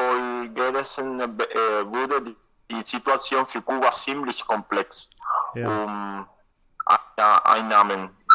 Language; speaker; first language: German; non-native, learner; Spanish